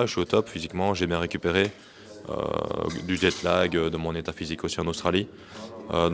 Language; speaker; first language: French; native; French